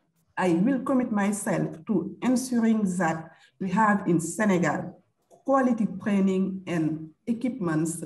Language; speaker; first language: English; non-native, fluent; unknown